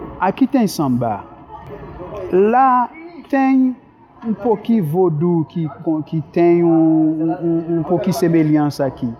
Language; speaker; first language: Portuguese; non-native, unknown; Haitian Creole